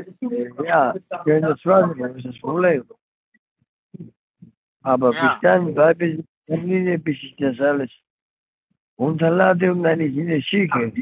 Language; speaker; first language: German; non-native, learner; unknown